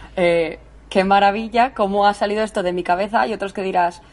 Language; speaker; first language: Spanish; native; Spanish